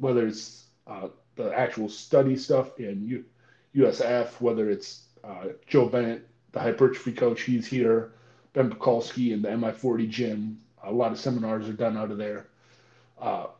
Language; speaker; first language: English; native; English